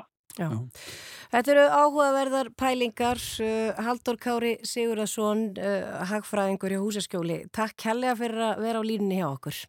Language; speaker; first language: Icelandic; native; Icelandic